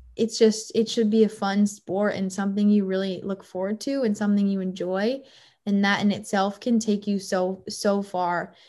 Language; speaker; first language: English; native; English